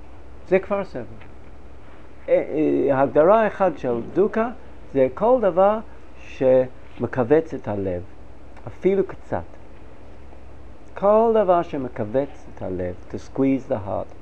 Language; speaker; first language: Hebrew; non-native, fluent; English